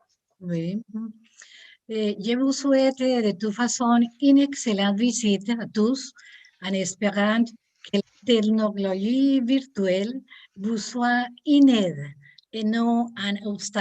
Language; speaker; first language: French; non-native, learner; Spanish